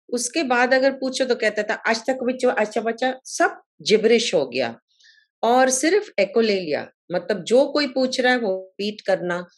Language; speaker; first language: Hindi; native; Hindi